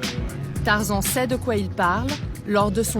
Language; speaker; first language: French; native; French